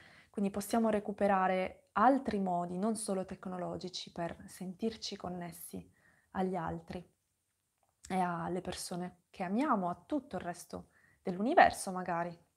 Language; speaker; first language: Italian; native; Italian